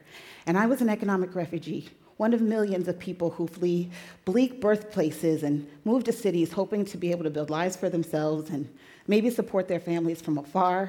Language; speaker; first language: English; native; English